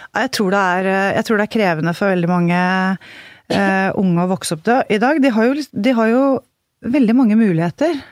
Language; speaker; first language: Norwegian; native; Norwegian